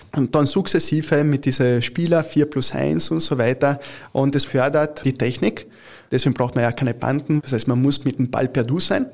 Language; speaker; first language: German; early bilingual, other home language; Italian